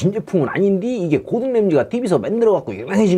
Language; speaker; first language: Korean; native; Korean